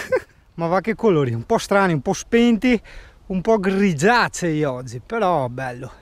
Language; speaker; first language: Italian; native; Italian